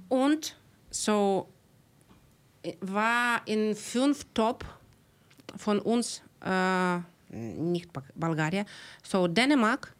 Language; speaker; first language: German; non-native, learner; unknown